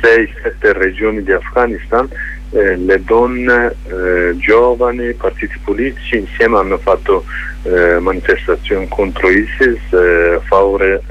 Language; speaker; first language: Italian; non-native, learner; Kurdish